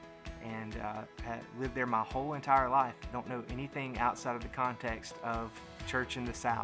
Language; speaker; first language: English; native; English